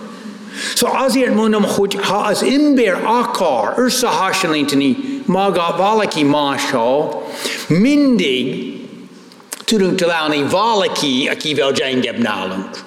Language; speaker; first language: Hungarian; non-native, fluent; English